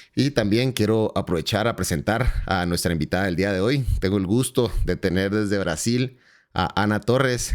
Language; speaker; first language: Spanish; native; Spanish